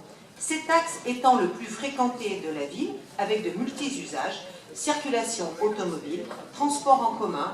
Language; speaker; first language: French; native; French